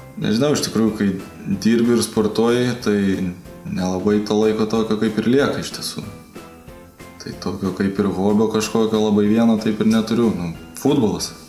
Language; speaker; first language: Lithuanian; native; Lithuanian